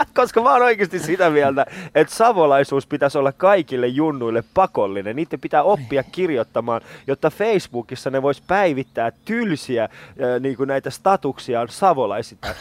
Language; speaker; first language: Finnish; native; Finnish